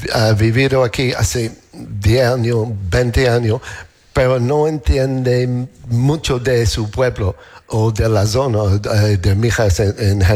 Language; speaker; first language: Spanish; non-native, learner; English